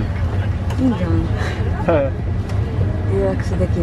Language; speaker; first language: Japanese; non-native, learner; Filipino